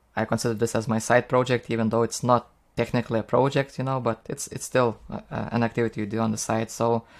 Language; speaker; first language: English; non-native, fluent; Lithuanian